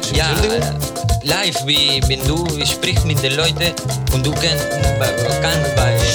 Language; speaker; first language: German; non-native, learner; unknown